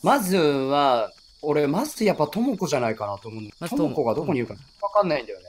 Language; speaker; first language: Japanese; native; Japanese